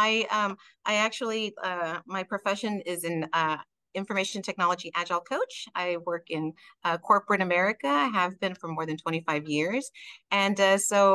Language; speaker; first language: English; early bilingual, other home language; Spanish